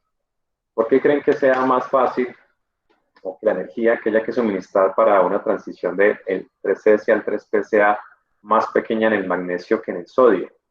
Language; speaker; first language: Spanish; native; Spanish